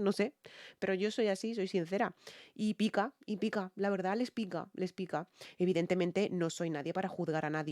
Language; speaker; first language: Spanish; native; Spanish